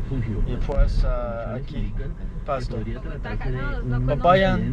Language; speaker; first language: Spanish; non-native, learner; English